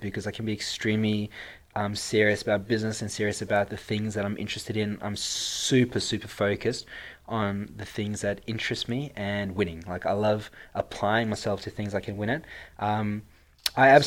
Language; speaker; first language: English; native; English